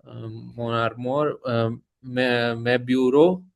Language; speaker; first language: French; non-native, learner; Hindi